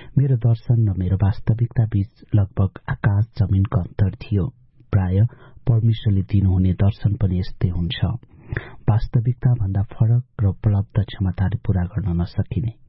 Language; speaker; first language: Nepali; native; Nepali